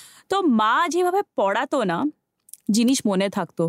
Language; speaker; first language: Bangla; early bilingual, heritage; Bangla